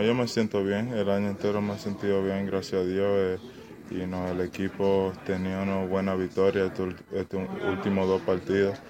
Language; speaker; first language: Spanish; early bilingual, heritage; Spanish